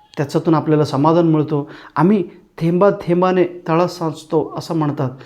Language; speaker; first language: Marathi; non-native, local second language; Kannada